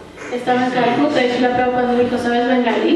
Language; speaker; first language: Spanish; native; Spanish